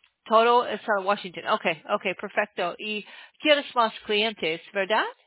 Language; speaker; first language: Spanish; non-native, learner; English